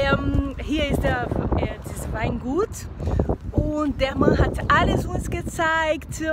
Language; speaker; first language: German; non-native, fluent; Portuguese